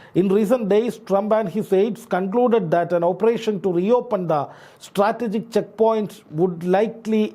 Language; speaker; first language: English; non-native, local second language; Malayalam